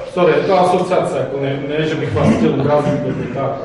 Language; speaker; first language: Czech; non-native, fluent; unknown